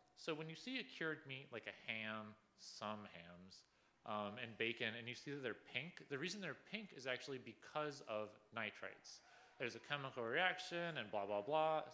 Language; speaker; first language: English; native; English